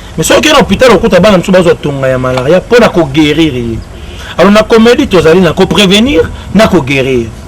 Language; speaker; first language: Lingala; native; Lingala